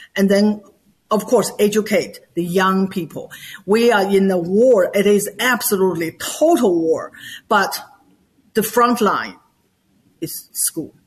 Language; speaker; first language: English; non-native, fluent; Chinese